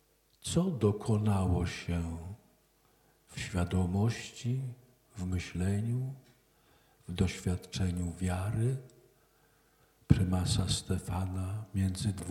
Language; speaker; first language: Polish; native; Polish